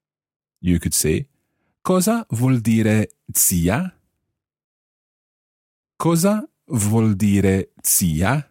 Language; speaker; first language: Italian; non-native, fluent; English